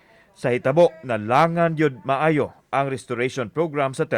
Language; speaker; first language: Cebuano; native; Cebuano